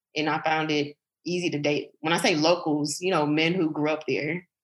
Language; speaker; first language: English; native; English